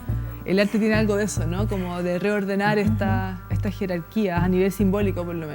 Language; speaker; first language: Spanish; native; Spanish